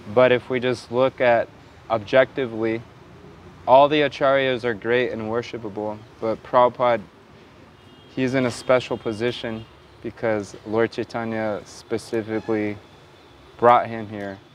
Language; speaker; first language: English; native; English